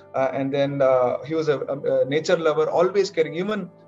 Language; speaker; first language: English; non-native, local second language; Kannada